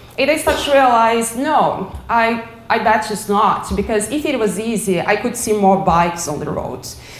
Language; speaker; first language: English; non-native, learner; Portuguese